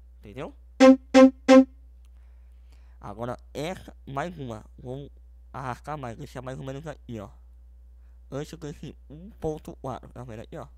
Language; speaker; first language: Portuguese; native; Portuguese